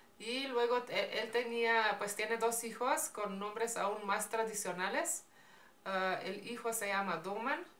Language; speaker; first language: Spanish; non-native, fluent; Slovenian